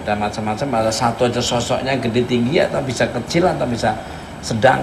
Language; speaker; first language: Indonesian; native; Indonesian